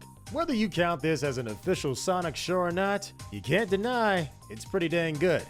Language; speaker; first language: English; native; English